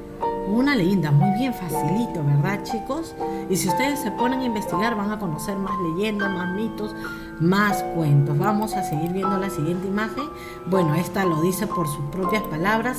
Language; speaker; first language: Spanish; native; Spanish